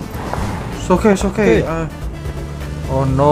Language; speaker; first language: English; non-native, learner; Indonesian